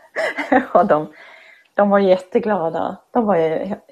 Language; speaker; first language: Swedish; native; Swedish